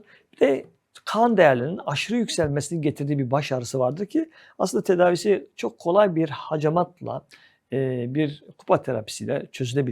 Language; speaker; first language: Turkish; native; Turkish